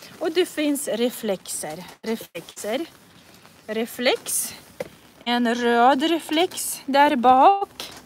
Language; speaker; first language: Swedish; non-native, fluent; Russian